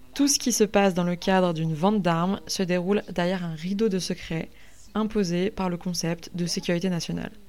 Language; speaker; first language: French; non-native, learner; English